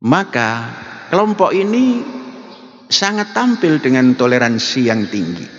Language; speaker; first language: Indonesian; native; Indonesian